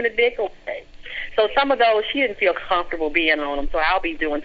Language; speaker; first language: English; native; English